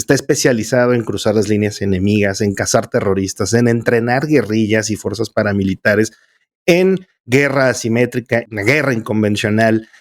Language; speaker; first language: Spanish; native; Spanish